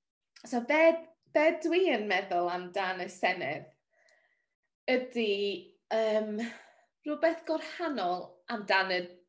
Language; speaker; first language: Welsh; non-native, learner; English